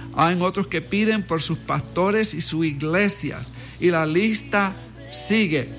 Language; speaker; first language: Spanish; early bilingual, heritage; Spanish